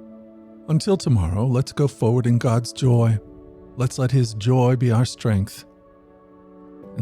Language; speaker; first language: English; native; English